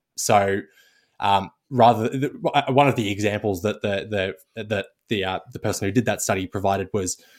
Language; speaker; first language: English; native; English